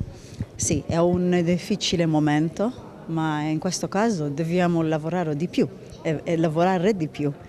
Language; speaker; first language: Italian; non-native, learner; Hebrew